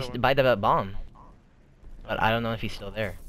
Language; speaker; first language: English; native; English